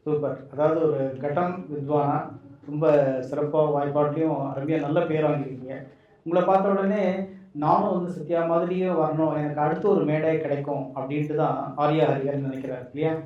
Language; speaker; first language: Tamil; native; Tamil